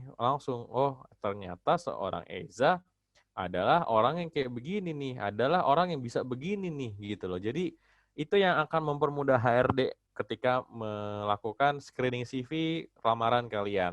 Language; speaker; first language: Indonesian; native; Indonesian